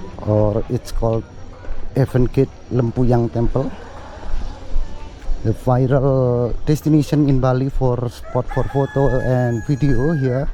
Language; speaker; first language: English; non-native, fluent; Indonesian